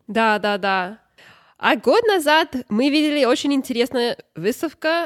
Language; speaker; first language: Russian; non-native, learner; English